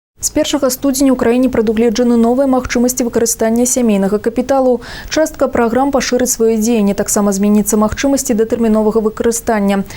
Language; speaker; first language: Belarusian; native; Belarusian